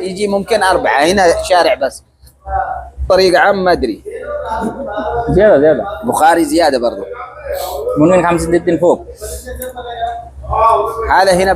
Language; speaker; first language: Arabic; non-native, learner; Bangla